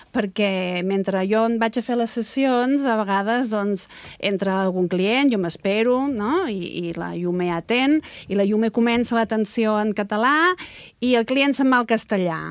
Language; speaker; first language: Catalan; native; Catalan